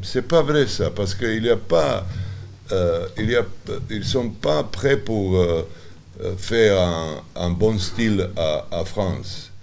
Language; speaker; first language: French; non-native, learner; Serbian